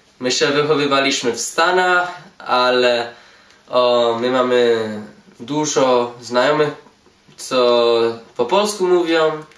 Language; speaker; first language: Polish; early bilingual, heritage; English